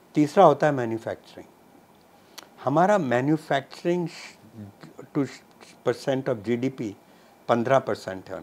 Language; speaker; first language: Hindi; non-native, local second language; Punjabi